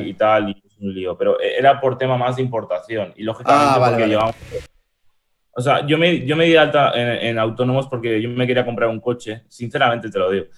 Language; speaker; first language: Spanish; native; Spanish